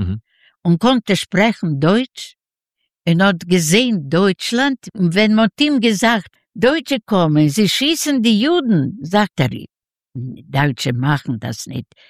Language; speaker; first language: German; non-native, learner; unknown